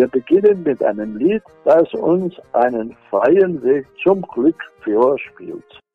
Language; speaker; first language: German; early bilingual, heritage; Portuguese